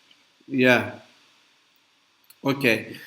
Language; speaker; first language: English; non-native, learner; Italian